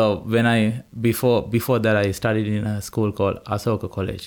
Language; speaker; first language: English; non-native, local second language; Sinhala